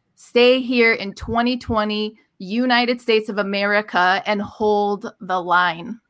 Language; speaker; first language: English; early bilingual, other home language; Persian